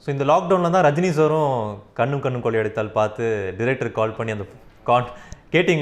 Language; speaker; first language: Tamil; native; Tamil